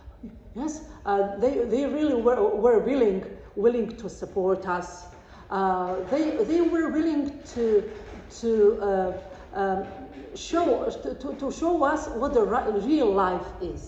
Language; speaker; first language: English; non-native, fluent; Serbian